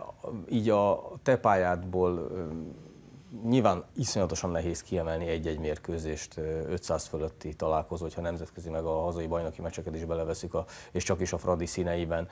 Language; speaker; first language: Hungarian; native; Hungarian